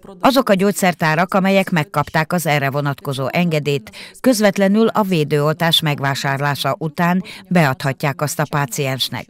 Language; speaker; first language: Hungarian; native; Hungarian